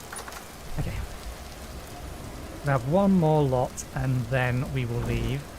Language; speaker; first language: English; native; English